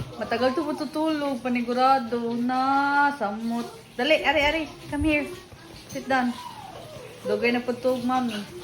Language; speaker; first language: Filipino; non-native, local second language; Cebuano